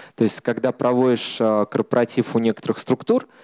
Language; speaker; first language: Russian; native; Russian